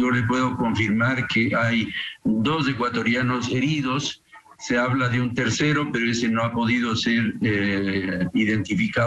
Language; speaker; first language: Spanish; native; Spanish